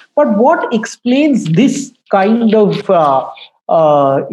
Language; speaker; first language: English; non-native, local second language; Bangla